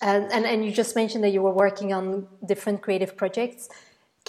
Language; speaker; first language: English; non-native, fluent; Dutch